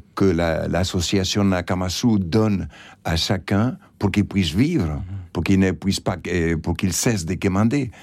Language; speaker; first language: French; non-native, fluent; Spanish